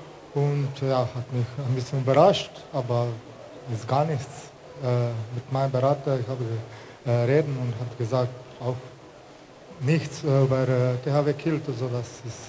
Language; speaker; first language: German; non-native, learner; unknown